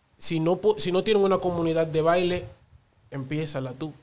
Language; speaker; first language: Spanish; native; Spanish